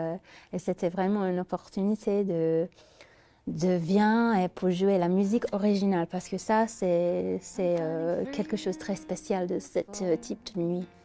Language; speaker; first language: French; non-native, learner; English